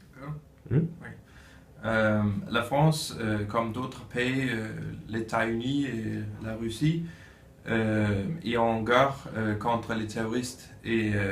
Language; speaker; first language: French; non-native, learner; Danish